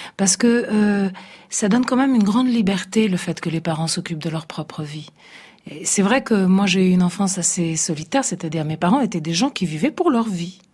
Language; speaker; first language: French; early bilingual, other home language; Italian